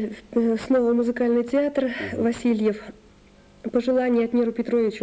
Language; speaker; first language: Russian; native; Russian